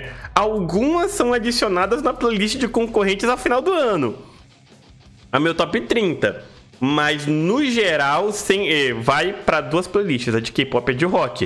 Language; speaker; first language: Portuguese; native; Portuguese